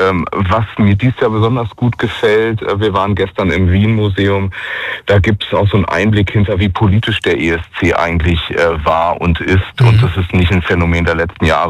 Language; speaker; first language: German; native; German